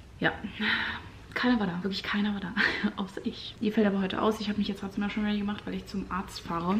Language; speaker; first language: German; native; German